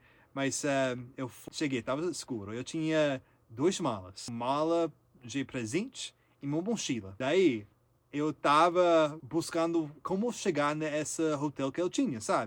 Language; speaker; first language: Portuguese; non-native, learner; English